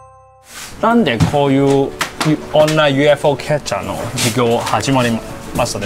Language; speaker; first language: Japanese; non-native, learner; Cantonese